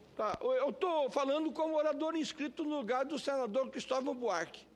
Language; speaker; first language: Portuguese; native; Portuguese